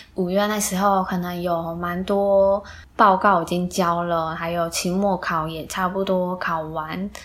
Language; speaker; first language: Chinese; native; Chinese